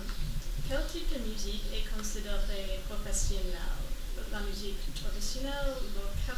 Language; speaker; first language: French; non-native, learner; English